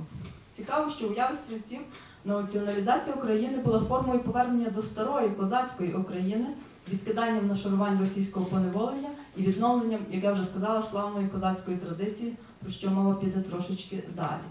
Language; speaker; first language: Ukrainian; native; Ukrainian